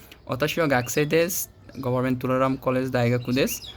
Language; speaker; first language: Japanese; non-native, learner; Bangla